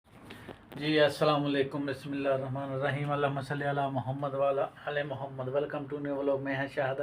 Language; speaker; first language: Hindi; non-native, local second language; Punjabi